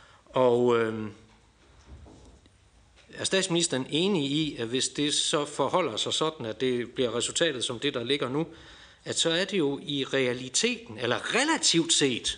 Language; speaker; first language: Danish; native; Danish